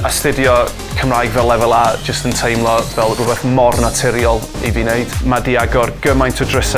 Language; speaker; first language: Welsh; non-native, local second language; English